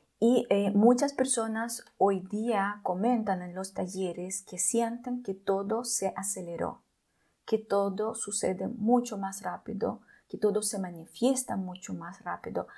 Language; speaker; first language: Spanish; non-native, fluent; Russian